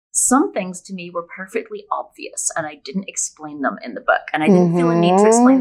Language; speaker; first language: English; native; English